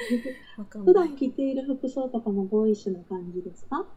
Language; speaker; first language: Japanese; native; Japanese